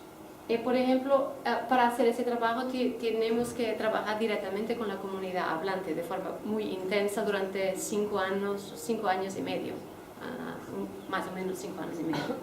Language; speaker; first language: Spanish; non-native, fluent; Portuguese